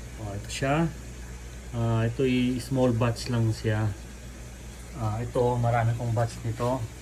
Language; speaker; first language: Filipino; native; Filipino